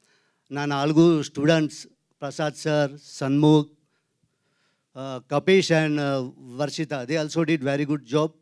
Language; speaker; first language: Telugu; non-native, learner; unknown